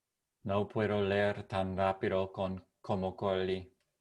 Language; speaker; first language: Spanish; non-native, learner; English